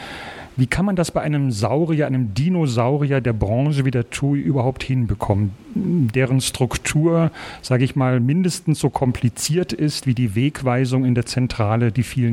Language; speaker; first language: German; native; German